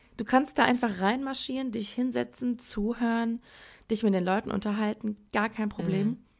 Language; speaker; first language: German; early bilingual, other home language; Persian